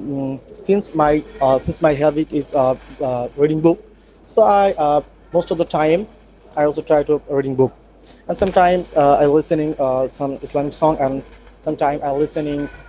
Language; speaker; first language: English; non-native, learner; Bangla